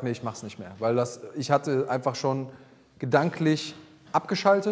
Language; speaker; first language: German; native; German